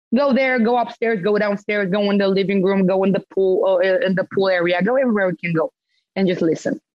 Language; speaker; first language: English; non-native, fluent; Romanian